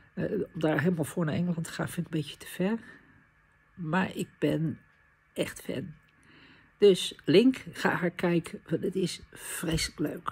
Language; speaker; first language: Dutch; native; Dutch